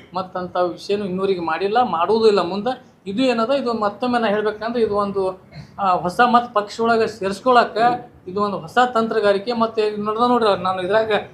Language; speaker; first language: Kannada; native; Kannada